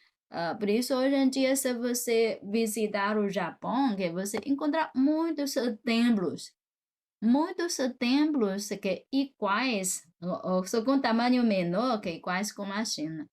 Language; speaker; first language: Portuguese; non-native, fluent; Chinese